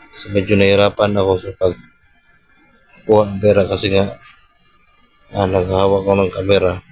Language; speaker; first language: Filipino; non-native, local second language; Cebuano